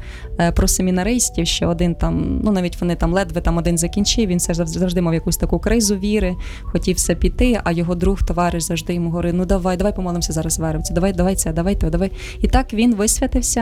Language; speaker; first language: Ukrainian; native; Ukrainian